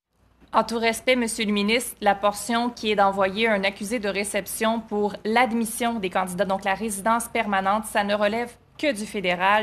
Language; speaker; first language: French; native; French